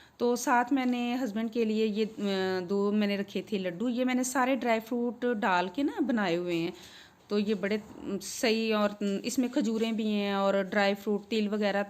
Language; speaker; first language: Urdu; non-native, local second language; Punjabi